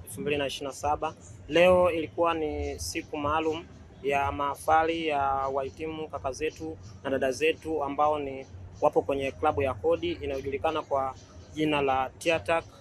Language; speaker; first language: Swahili; native; Swahili